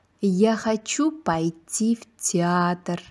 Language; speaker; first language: Russian; non-native, fluent; Uzbek